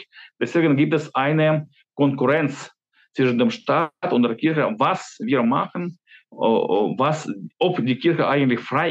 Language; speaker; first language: German; non-native, fluent; Ukrainian